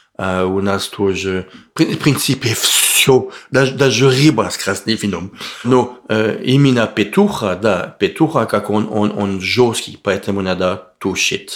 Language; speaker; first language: Russian; non-native, learner; French